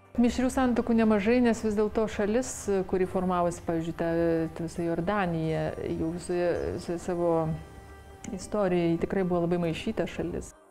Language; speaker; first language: Lithuanian; native; Lithuanian